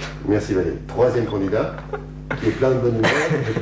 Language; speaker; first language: French; native; French